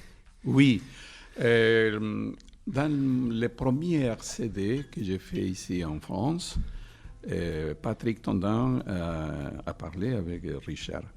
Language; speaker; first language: French; non-native, fluent; Spanish